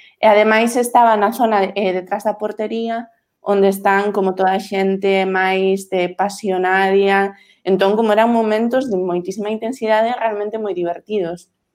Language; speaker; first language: Galician; native; Galician